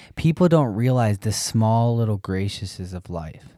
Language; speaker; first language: English; native; English